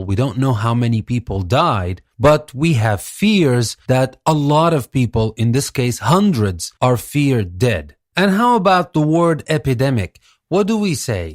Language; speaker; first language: English; non-native, fluent; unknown